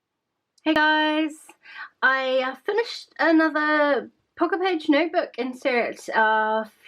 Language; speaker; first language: English; native; English